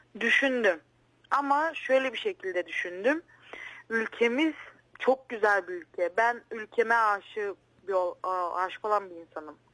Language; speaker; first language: Turkish; native; Turkish